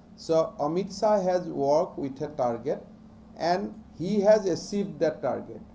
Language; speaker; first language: English; non-native, local second language; Assamese